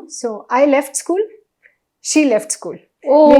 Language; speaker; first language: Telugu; non-native, local second language; Hindi